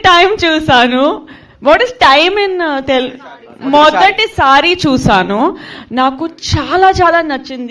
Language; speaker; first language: Telugu; non-native, local second language; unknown